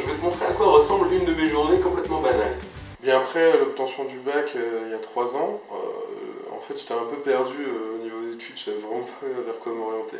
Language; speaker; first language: French; native; French